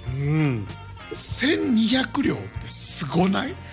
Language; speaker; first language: Japanese; native; Japanese